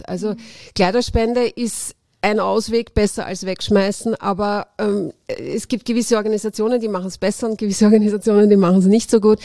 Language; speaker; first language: German; native; German